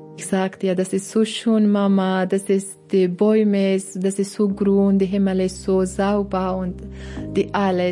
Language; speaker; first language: German; non-native, learner; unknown